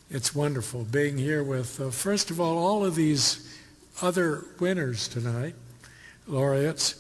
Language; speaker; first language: English; native; English